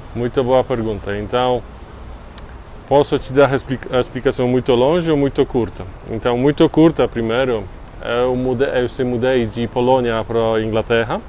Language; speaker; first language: Portuguese; non-native, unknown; Polish